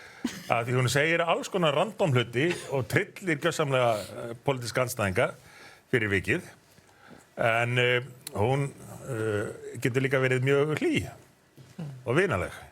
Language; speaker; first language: Icelandic; native; Icelandic